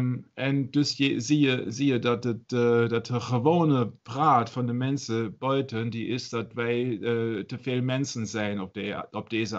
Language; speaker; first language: Dutch; non-native, learner; German